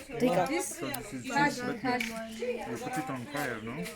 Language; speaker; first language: English; non-native, learner; Romanian